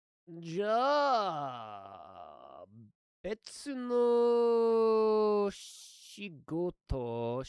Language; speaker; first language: Japanese; non-native, learner; English